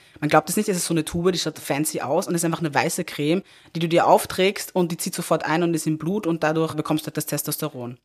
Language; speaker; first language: German; early bilingual, other home language; Persian